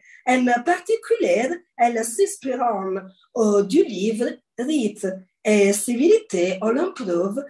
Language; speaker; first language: French; non-native, learner; Italian